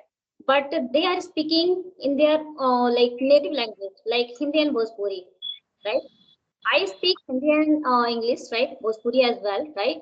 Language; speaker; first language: English; non-native, local second language; Hindi